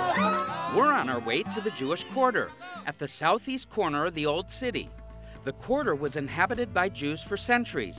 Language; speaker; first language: English; native; English